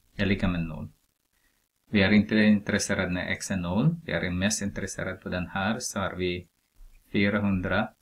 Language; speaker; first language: Swedish; non-native, fluent; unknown